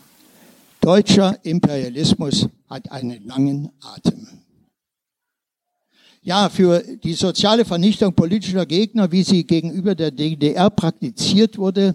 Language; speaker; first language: German; native; German